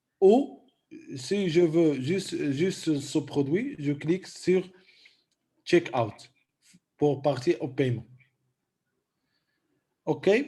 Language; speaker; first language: French; non-native, local second language; Arabic